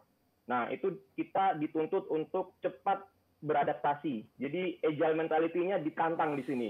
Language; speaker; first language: Indonesian; native; Indonesian